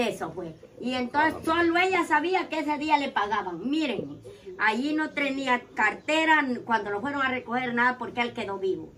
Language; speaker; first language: Spanish; native; Spanish